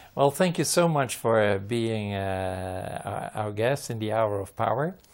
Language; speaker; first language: English; non-native, fluent; Dutch